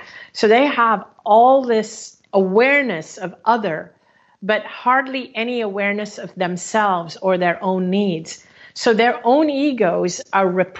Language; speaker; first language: English; native; English